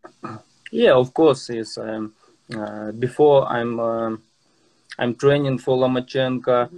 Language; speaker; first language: English; non-native, learner; Russian